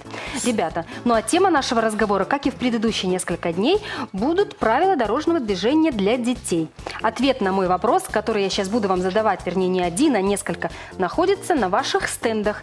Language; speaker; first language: Russian; native; Russian